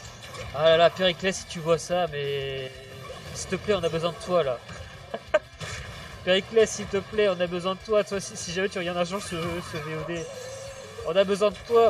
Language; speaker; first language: French; native; French